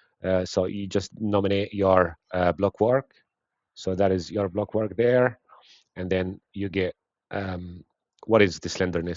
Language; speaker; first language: English; non-native, fluent; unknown